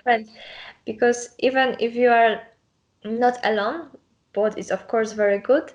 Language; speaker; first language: English; non-native, learner; Polish